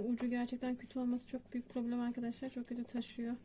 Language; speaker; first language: Turkish; native; Turkish